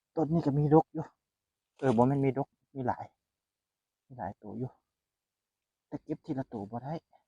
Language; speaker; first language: Thai; native; Thai